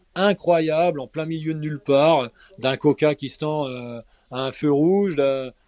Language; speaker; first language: French; native; French